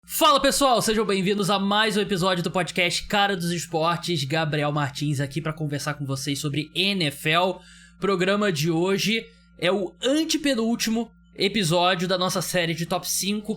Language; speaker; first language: Portuguese; native; Portuguese